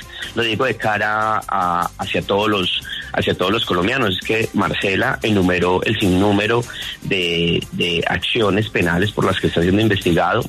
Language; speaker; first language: Spanish; native; Spanish